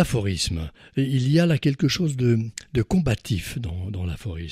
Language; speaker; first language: French; native; French